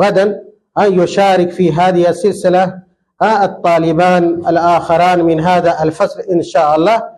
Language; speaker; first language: Arabic; non-native, fluent; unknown